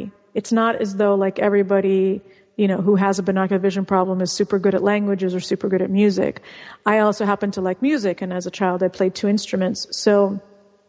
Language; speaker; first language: English; early bilingual, other home language; Russian